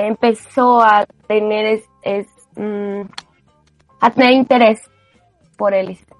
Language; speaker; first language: Portuguese; non-native, learner; Spanish